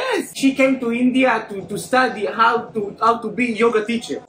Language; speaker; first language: English; non-native, learner; Hebrew